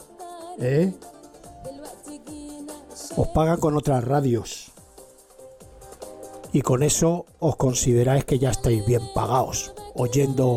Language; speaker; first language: Spanish; native; Spanish